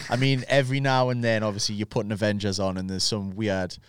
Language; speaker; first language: English; native; English